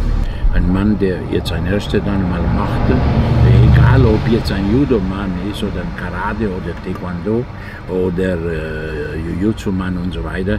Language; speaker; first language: German; non-native, fluent; Italian